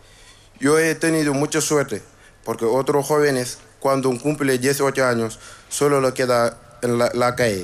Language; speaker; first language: Spanish; non-native, learner; Wolof